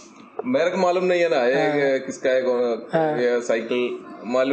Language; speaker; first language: Hindi; non-native, local second language; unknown